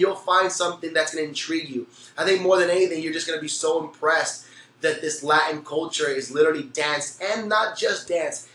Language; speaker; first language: English; early bilingual, other home language; Spanish